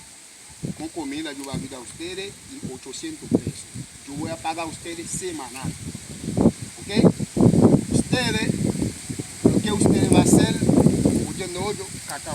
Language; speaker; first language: Spanish; non-native, local second language; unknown